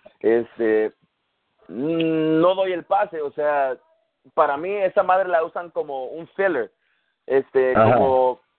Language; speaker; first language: Spanish; early bilingual, heritage; Spanish